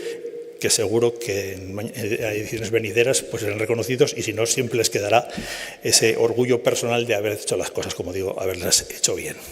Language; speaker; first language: Spanish; native; Spanish